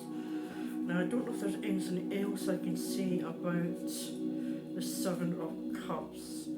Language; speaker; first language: English; native; English